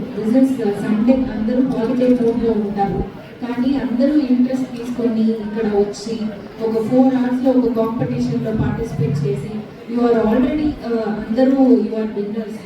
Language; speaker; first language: Telugu; non-native, fluent; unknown